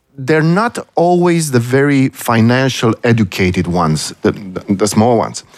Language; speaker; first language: English; non-native, fluent; Romanian